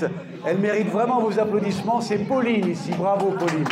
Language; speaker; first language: French; native; French